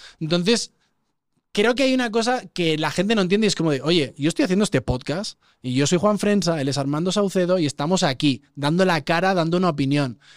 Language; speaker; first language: Spanish; native; Spanish